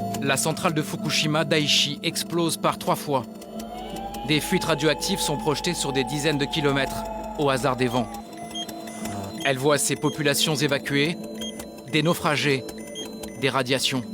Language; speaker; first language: French; native; French